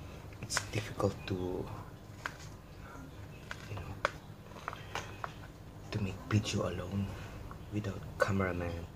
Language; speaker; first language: English; non-native, local second language; Filipino